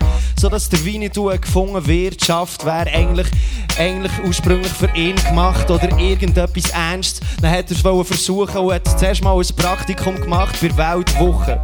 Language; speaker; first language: German; native; German